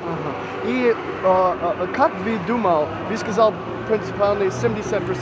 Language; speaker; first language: Russian; non-native, learner; English